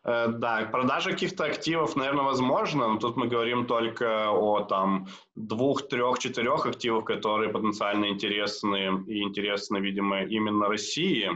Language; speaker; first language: Russian; native; Russian